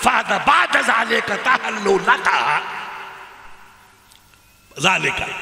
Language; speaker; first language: Arabic; non-native, learner; Urdu